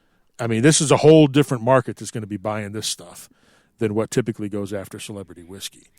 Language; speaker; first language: English; native; English